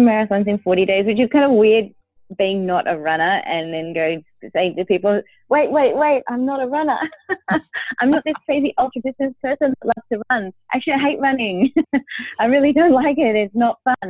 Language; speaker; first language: English; native; English